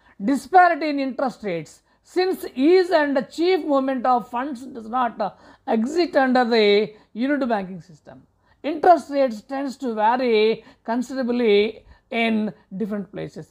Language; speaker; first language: English; non-native, local second language; Telugu